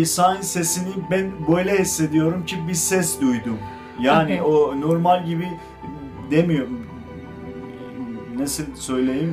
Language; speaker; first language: Turkish; non-native, fluent; Azerbaijani